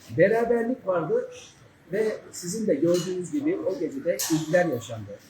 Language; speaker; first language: Turkish; native; Turkish